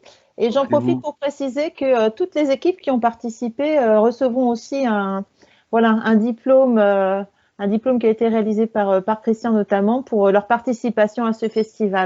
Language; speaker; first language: French; native; French